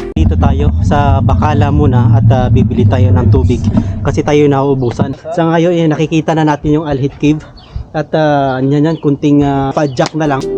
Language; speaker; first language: Filipino; native; Filipino